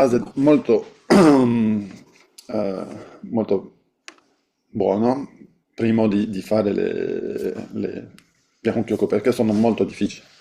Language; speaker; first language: Italian; non-native, fluent; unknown